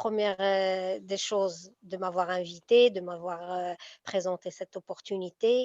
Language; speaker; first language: French; non-native, local second language; Arabic